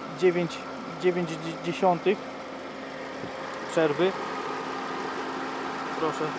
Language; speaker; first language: Polish; native; Polish